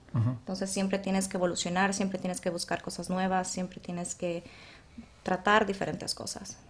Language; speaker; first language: Spanish; native; Spanish